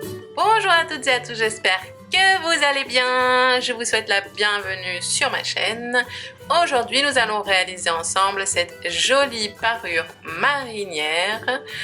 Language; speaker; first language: French; native; French